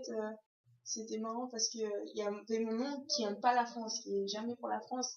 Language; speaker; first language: French; early bilingual, other home language; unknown